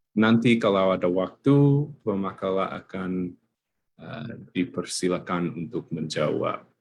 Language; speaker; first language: Indonesian; non-native, fluent; English